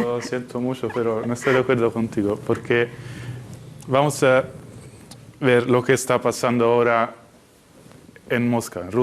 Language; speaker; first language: Spanish; non-native, fluent; Italian